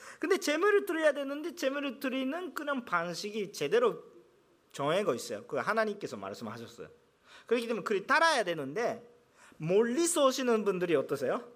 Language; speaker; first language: Korean; non-native, fluent; Japanese